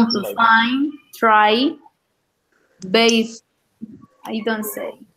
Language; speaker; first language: English; non-native, learner; Spanish